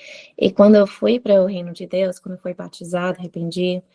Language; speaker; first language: Portuguese; non-native, fluent; English